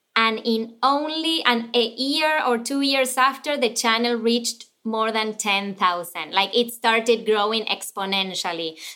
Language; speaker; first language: English; non-native, fluent; Spanish